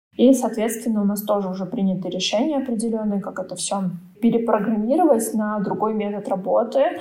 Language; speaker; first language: Russian; native; Russian